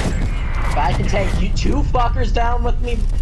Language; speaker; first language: English; native; English